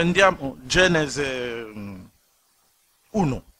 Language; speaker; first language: Italian; non-native, learner; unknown